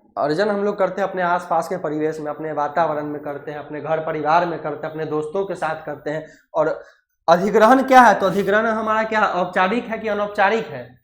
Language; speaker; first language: Hindi; native; Hindi